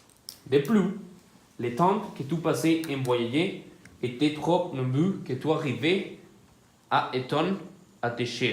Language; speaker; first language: French; non-native, learner; Spanish